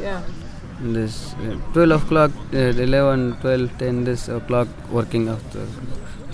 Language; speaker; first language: English; non-native, learner; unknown